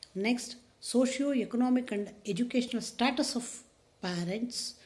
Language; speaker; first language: English; non-native, local second language; Kannada